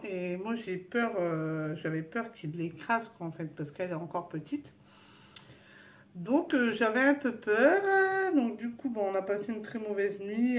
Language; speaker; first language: French; native; French